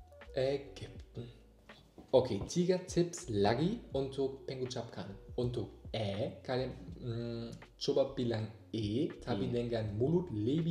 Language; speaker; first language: Indonesian; non-native, learner; German